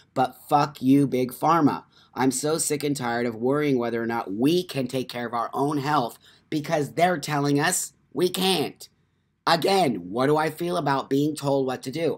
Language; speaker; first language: English; native; English